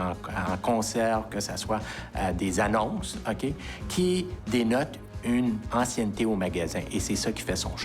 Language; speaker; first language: French; native; French